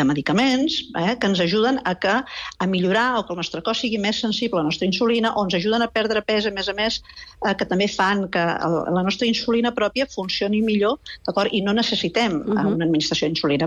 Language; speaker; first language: Catalan; native; Catalan